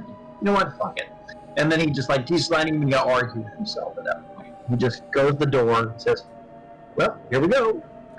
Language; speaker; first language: English; native; English